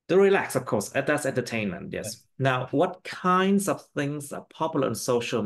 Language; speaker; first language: English; non-native, fluent; Vietnamese